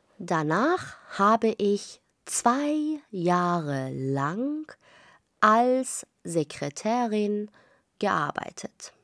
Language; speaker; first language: German; non-native, fluent; Persian